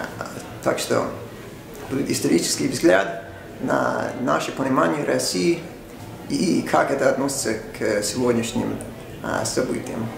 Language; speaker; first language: Russian; non-native, fluent; English